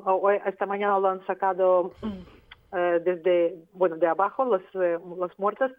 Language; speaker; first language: Spanish; non-native, fluent; Ukrainian